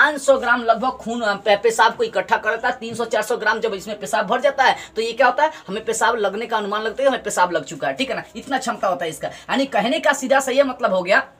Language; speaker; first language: Hindi; native; Hindi